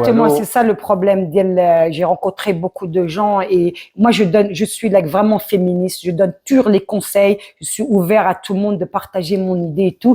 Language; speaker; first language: French; early bilingual, other home language; Arabic